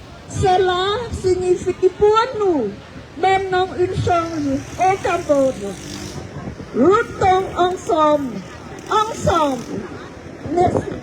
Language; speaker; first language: French; non-native, fluent; Khmer